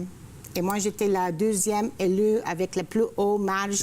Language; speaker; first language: French; non-native, fluent; Greek